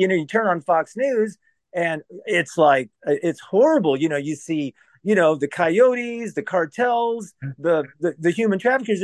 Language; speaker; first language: English; native; English